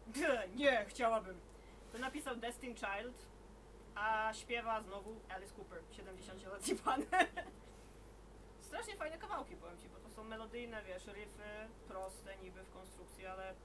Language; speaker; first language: Polish; native; Polish